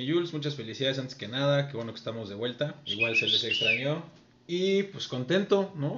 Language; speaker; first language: Spanish; native; Spanish